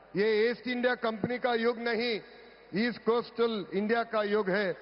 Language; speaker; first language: Hindi; non-native, local second language; Telugu